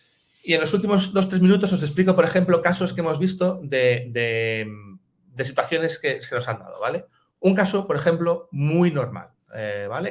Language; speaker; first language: Spanish; native; Spanish